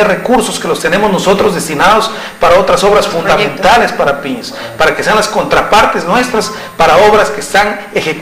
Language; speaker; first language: Spanish; native; Spanish